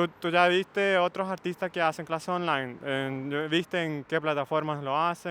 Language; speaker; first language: Spanish; non-native, fluent; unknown